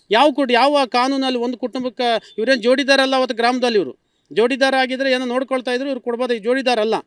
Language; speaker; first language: Kannada; native; Kannada